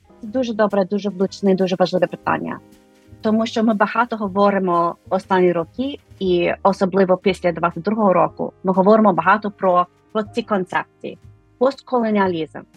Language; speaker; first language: Ukrainian; non-native, fluent; English